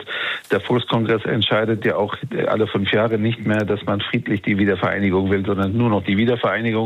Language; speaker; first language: German; native; German